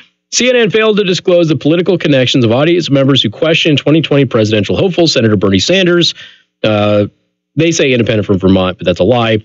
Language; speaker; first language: English; native; English